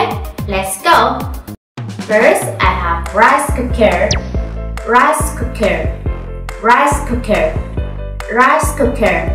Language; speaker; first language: English; non-native, learner; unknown